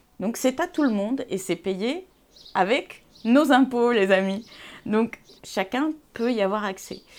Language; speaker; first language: French; non-native, local second language; Arabic